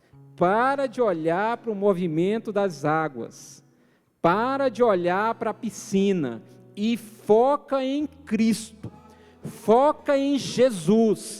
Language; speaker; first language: Portuguese; native; Portuguese